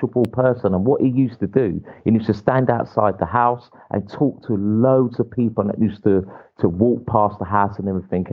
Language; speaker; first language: English; native; English